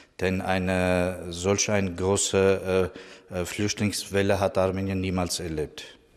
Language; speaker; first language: German; non-native, fluent; Armenian